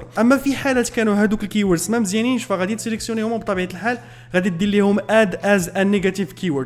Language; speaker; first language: Arabic; native; Arabic